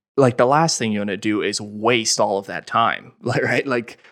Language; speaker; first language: English; native; English